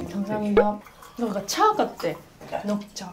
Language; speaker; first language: Korean; non-native, fluent; Japanese